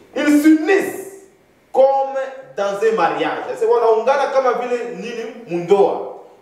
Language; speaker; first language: French; non-native, local second language; Swahili